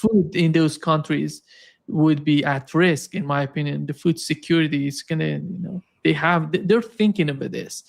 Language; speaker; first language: English; non-native, fluent; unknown